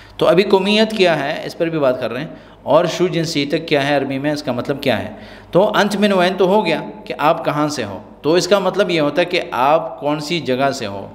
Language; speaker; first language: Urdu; non-native, local second language; Pashto